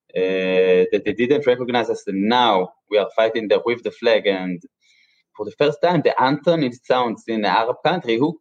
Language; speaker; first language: English; non-native, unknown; Hebrew